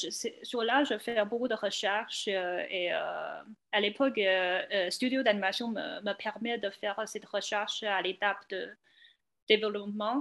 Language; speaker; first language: French; non-native, fluent; Chinese